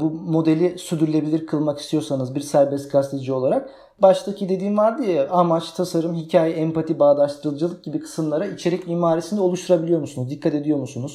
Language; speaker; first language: Turkish; native; Turkish